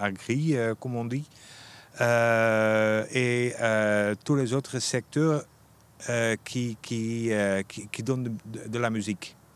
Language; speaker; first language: French; non-native, fluent; Dutch